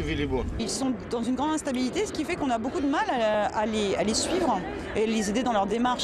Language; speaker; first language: French; native; French